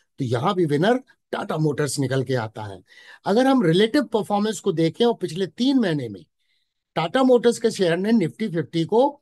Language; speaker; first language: Hindi; native; Hindi